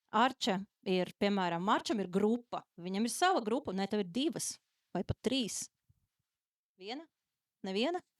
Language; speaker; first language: Latvian; native; Latvian